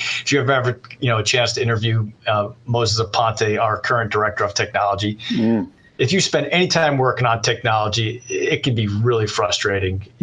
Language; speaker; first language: English; native; English